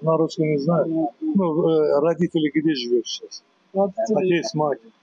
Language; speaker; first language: Russian; non-native, learner; Azerbaijani